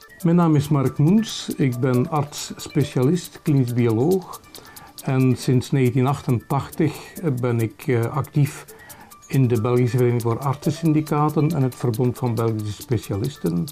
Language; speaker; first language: Dutch; native; Dutch